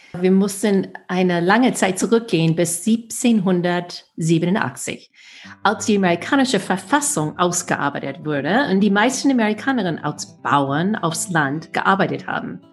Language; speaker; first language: German; non-native, fluent; English